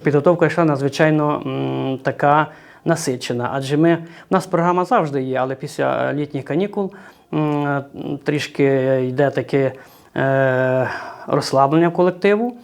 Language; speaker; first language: Ukrainian; native; Ukrainian